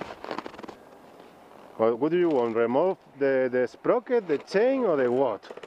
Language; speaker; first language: English; non-native, learner; Spanish